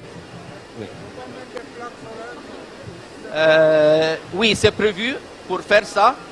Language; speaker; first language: French; non-native, learner; Arabic